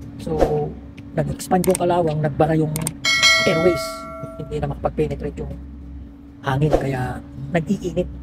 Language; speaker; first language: Filipino; native; Filipino